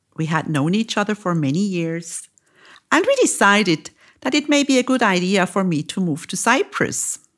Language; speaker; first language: English; non-native, fluent; German